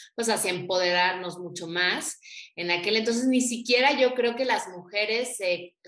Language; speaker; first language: Spanish; native; Spanish